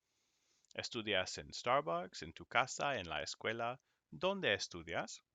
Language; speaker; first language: Spanish; non-native, fluent; English